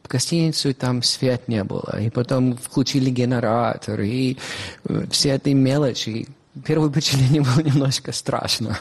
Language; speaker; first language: Russian; non-native, fluent; English